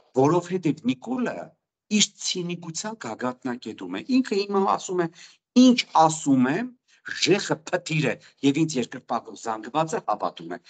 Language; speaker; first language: Armenian; native; Armenian